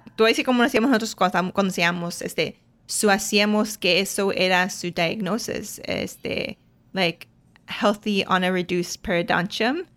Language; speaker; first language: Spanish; early bilingual, heritage; Spanish